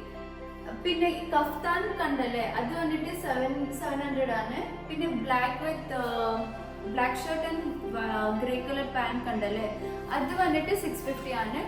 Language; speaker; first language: Malayalam; non-native, local second language; Kannada